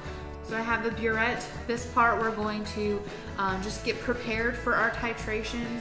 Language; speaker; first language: English; native; English